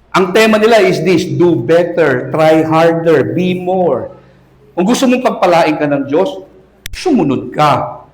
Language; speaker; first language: Filipino; native; Filipino